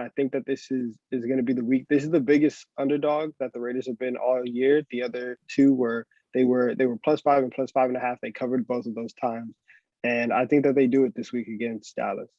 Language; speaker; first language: English; native; English